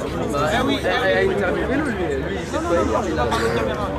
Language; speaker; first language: French; native; French